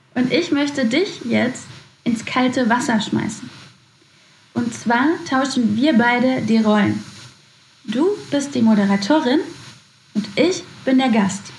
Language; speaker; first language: German; native; German